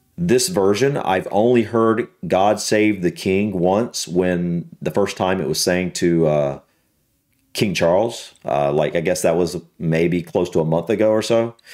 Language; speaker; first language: English; native; English